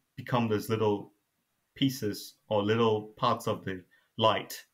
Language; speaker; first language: English; non-native, fluent; Burmese